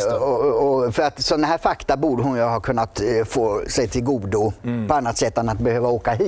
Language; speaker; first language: Swedish; native; Swedish